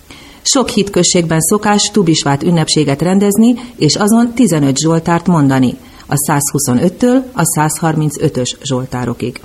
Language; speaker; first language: Hungarian; native; Hungarian